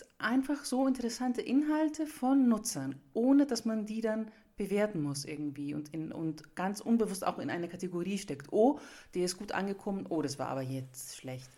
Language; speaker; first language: German; early bilingual, other home language; Greek